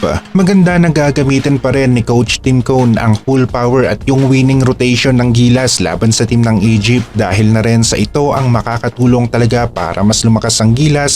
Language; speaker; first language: Filipino; native; Filipino